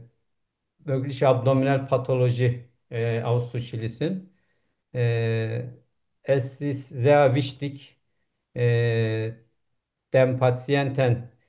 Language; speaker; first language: German; non-native, learner; Turkish